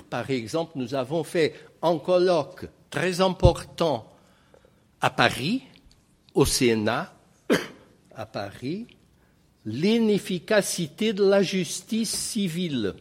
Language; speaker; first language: French; non-native, fluent; Portuguese